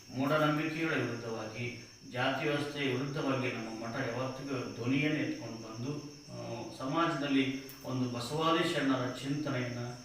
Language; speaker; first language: Kannada; native; Kannada